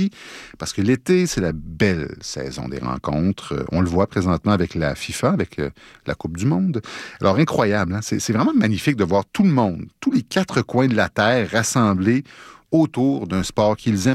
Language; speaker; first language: French; native; French